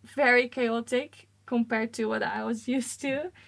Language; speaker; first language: English; non-native, fluent; Dutch